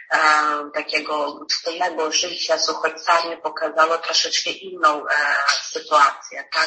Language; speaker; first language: Polish; non-native, fluent; Ukrainian